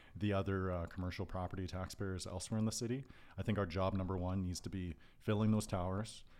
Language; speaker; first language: English; native; English